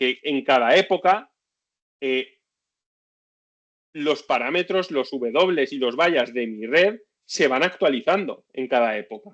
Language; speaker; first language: Spanish; native; Spanish